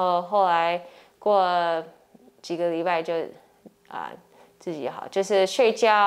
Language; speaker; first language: Chinese; early bilingual, heritage; English